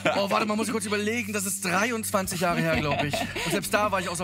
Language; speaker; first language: German; native; German